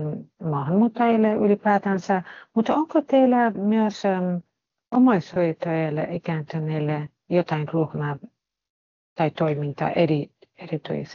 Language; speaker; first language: Finnish; non-native, fluent; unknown